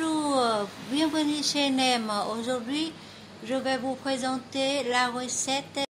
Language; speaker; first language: French; non-native, fluent; Vietnamese